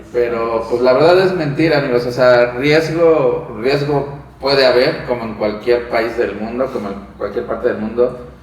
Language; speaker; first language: Spanish; native; Spanish